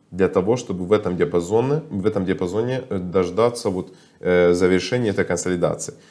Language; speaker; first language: Russian; non-native, fluent; Persian